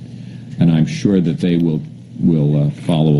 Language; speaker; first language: English; native; English